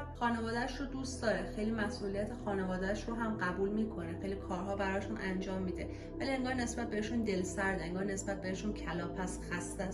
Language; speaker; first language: Persian; native; Persian